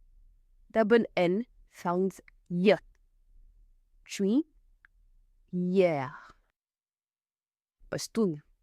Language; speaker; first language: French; non-native, fluent; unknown